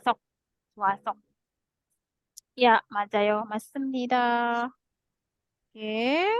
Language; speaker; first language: Korean; non-native, fluent; Indonesian